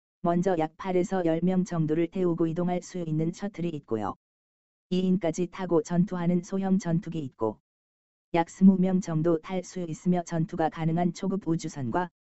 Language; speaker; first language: Korean; native; Korean